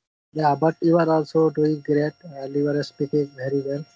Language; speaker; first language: English; non-native, learner; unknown